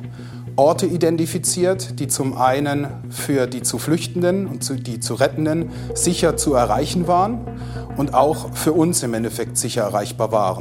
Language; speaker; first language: German; native; German